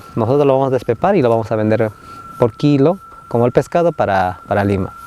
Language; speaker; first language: Spanish; native; Spanish